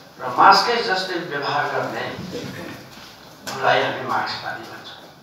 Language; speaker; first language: Nepali; non-native, local second language; Newari